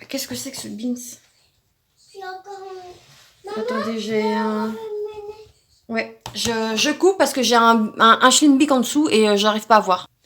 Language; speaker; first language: French; native; French